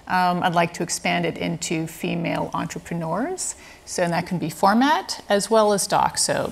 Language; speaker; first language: English; native; English